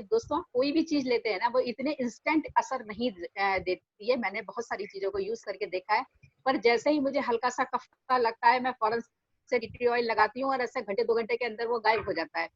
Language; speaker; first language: Hindi; native; Hindi